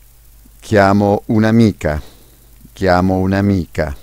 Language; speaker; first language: Italian; non-native, fluent; French